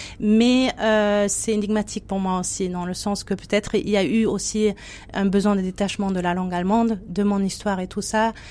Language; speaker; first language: French; non-native, fluent; German